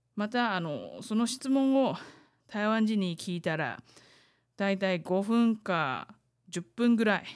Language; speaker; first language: Japanese; non-native, fluent; Chinese